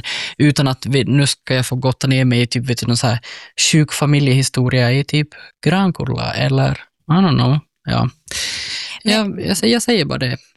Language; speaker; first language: Swedish; native; Swedish